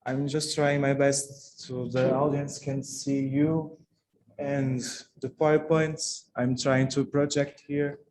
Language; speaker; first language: English; non-native, fluent; Portuguese